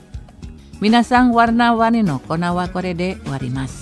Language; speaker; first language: Japanese; non-native, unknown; Indonesian